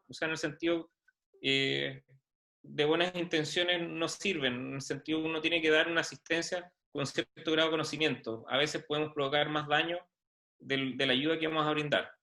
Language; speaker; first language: Spanish; native; Spanish